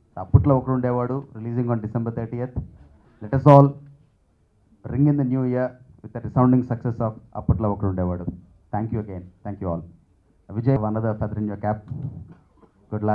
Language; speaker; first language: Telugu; native; Telugu